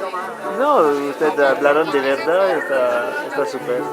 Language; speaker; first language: Spanish; non-native, learner; French